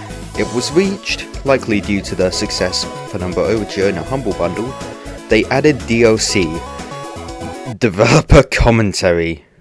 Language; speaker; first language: English; native; English